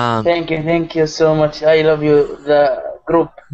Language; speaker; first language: English; non-native, learner; Arabic